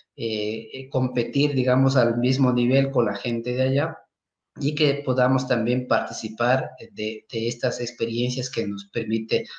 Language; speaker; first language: Spanish; native; Spanish